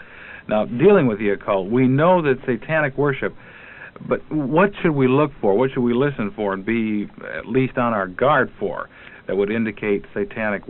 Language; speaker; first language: English; native; English